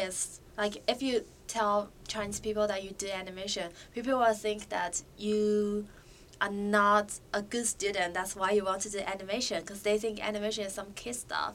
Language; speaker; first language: English; non-native, fluent; Chinese